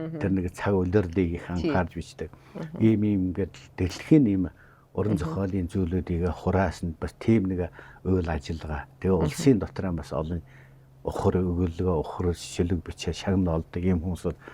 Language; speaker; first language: Mongolian; native; Mongolian